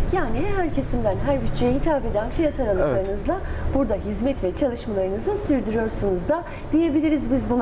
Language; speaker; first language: Turkish; native; Turkish